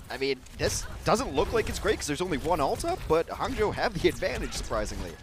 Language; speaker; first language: English; native; English